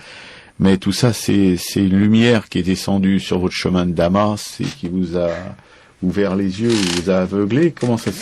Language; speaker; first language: French; native; French